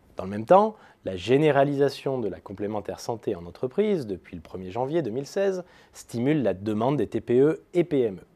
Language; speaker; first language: French; native; French